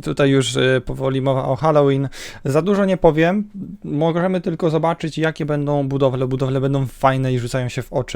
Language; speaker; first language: Polish; native; Polish